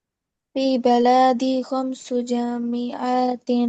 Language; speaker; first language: Arabic; non-native, learner; Bangla